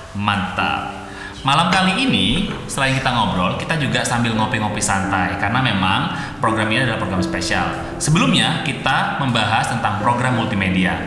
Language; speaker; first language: Indonesian; non-native, local second language; Madurese